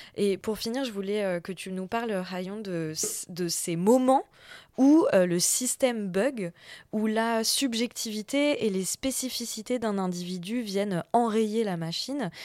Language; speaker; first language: French; native; French